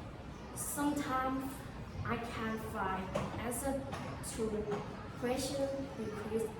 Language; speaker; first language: English; non-native, learner; Thai